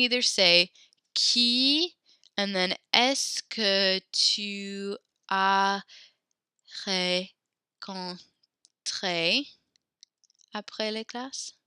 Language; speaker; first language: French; non-native, fluent; English